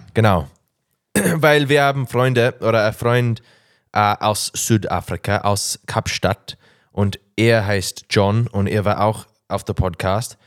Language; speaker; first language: German; non-native, learner; English